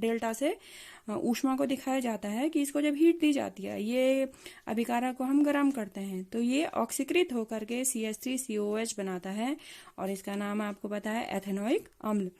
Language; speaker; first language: Hindi; native; Hindi